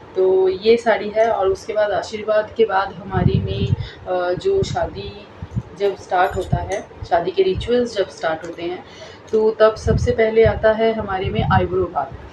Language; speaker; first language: Hindi; non-native, local second language; Bangla